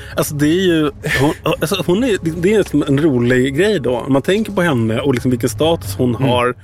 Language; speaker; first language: Swedish; native; Swedish